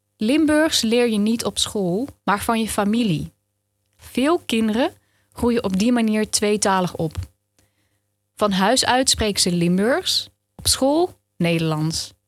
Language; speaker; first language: Dutch; native; Dutch